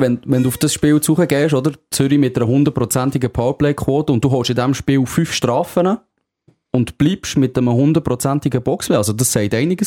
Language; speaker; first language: German; native; German